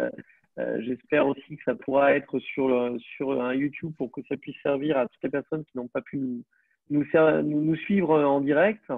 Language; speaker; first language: French; native; French